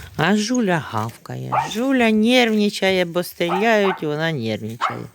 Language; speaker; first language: Ukrainian; native; Ukrainian